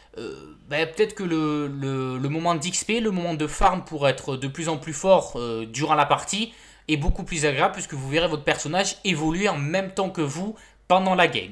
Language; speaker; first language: French; native; French